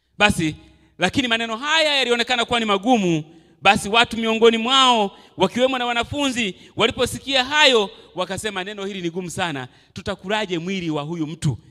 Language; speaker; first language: Swahili; native; Swahili